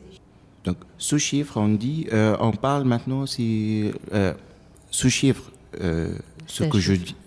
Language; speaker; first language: French; non-native, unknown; Arabic